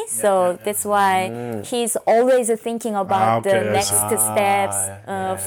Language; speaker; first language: English; non-native, fluent; Korean